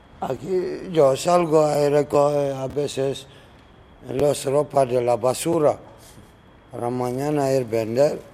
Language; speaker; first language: Spanish; non-native, learner; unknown